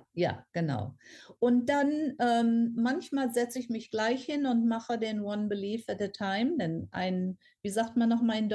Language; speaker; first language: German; non-native, fluent; English